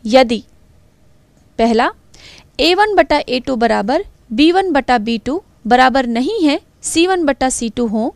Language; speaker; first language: Hindi; native; Hindi